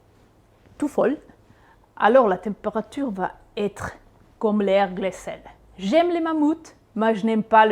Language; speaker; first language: French; non-native, local second language; Swiss German